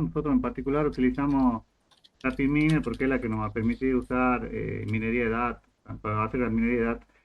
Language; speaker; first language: Spanish; native; Spanish